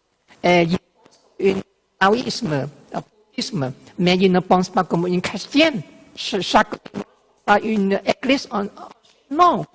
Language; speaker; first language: French; non-native, learner; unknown